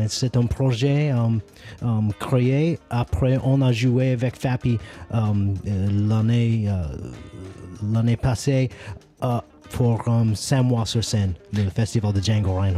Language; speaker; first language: French; non-native, learner; English